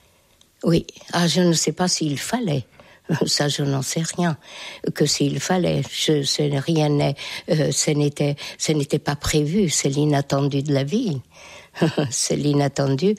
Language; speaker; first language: French; non-native, fluent; Hungarian